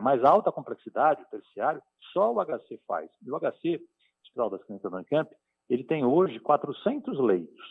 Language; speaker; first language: Portuguese; native; Portuguese